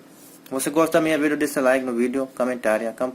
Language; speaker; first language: Portuguese; non-native, learner; Hindi